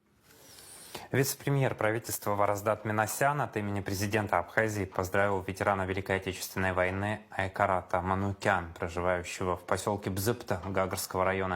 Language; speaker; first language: Russian; native; Russian